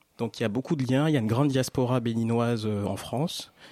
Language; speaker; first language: French; non-native, local second language; Fon